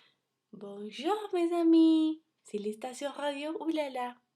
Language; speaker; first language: French; non-native, learner; Spanish